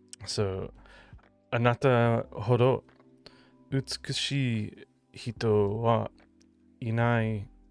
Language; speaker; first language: Japanese; non-native, learner; English